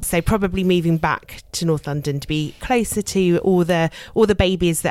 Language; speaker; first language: English; native; English